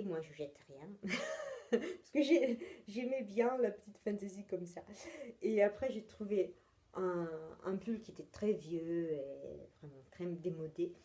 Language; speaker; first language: French; non-native, fluent; Italian